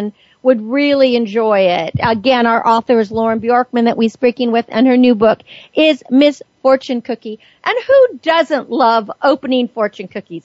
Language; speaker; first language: English; native; English